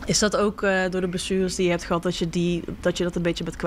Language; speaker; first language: Dutch; native; Dutch